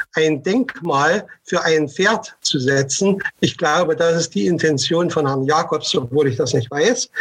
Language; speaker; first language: German; native; German